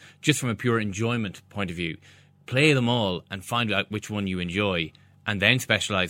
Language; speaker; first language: English; native; English